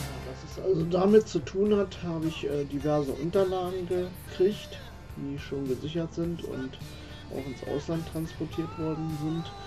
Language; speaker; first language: German; native; German